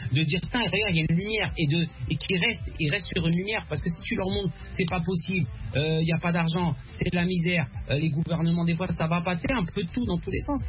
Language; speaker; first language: French; native; French